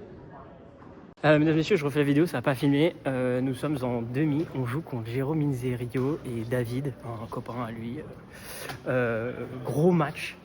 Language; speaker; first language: French; native; French